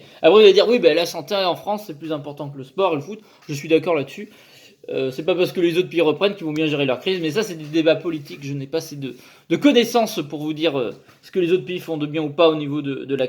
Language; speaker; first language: French; native; French